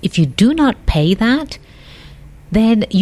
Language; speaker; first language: English; native; English